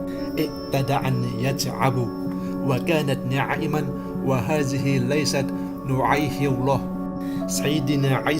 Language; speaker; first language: Arabic; non-native, learner; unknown